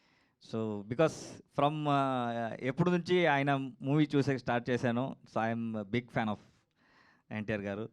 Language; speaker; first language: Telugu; non-native, learner; Kannada